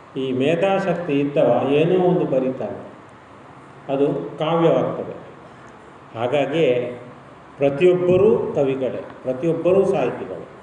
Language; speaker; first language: Kannada; native; Kannada